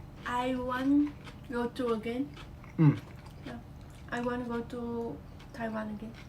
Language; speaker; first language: English; non-native, learner; Vietnamese